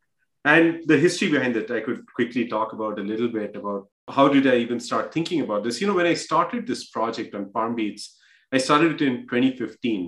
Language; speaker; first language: English; non-native, local second language; Hindi